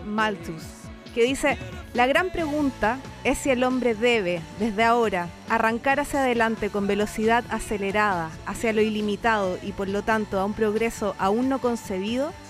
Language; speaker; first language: Spanish; native; Spanish